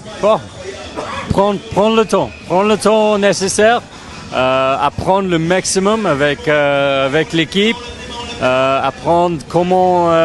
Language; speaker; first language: French; non-native, fluent; English